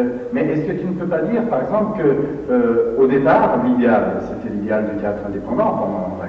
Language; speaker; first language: French; native; French